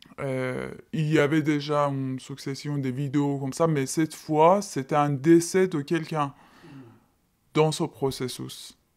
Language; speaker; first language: French; non-native, fluent; Persian